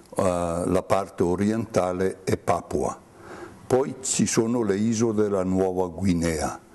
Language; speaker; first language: Italian; native; Italian